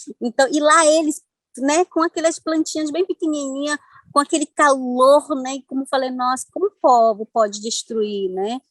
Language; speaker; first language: Portuguese; non-native, local second language; Ticuna